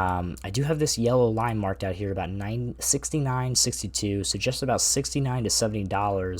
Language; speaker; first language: English; native; English